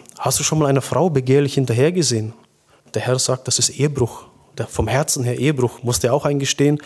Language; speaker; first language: German; native; German